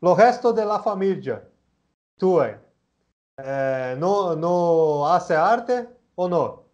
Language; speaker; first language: Spanish; non-native, learner; Portuguese